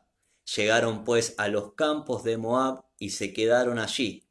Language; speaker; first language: Spanish; native; Spanish